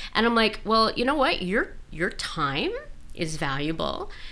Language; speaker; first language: English; native; English